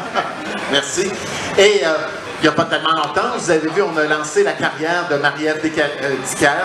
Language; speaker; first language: French; native; French